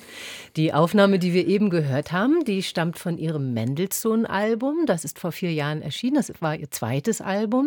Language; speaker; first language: German; native; German